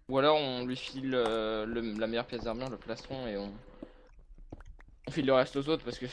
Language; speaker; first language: French; native; French